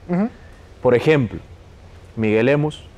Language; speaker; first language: Spanish; native; Spanish